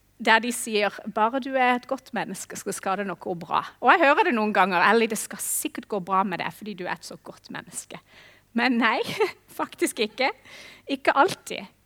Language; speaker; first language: Norwegian; non-native, fluent; English